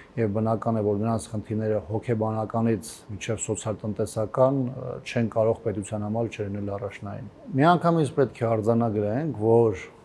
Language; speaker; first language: Armenian; native; Armenian